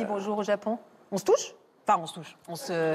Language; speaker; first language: French; native; French